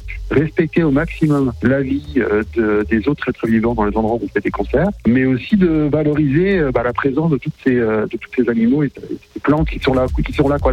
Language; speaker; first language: French; native; French